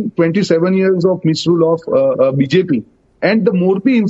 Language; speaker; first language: English; non-native, local second language; Gujarati